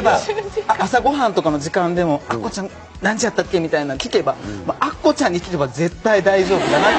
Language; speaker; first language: Japanese; native; Japanese